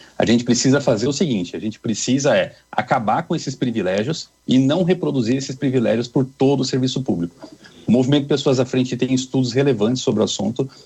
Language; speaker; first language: Portuguese; native; Portuguese